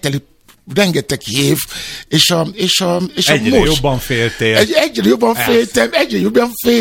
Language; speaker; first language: Hungarian; non-native, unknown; Yoruba